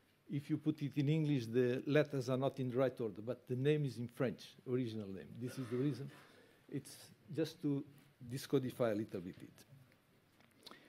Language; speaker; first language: English; non-native, fluent; Portuguese